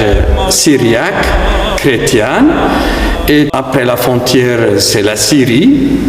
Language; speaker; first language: French; non-native, fluent; Aramaic